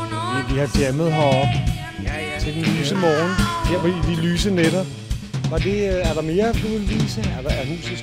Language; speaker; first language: Danish; native; Danish